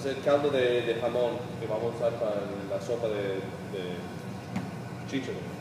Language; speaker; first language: Spanish; early bilingual, heritage; Spanish